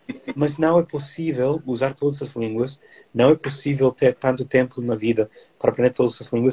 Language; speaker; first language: Portuguese; non-native, fluent; English